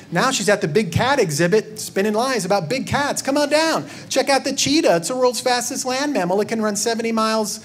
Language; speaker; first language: English; native; English